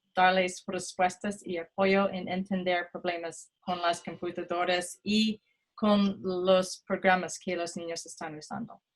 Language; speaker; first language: Spanish; non-native, fluent; English